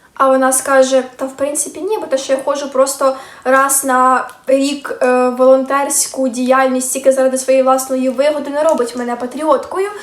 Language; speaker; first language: Ukrainian; native; Ukrainian